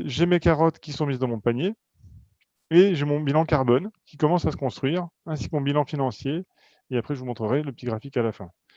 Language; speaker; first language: French; native; French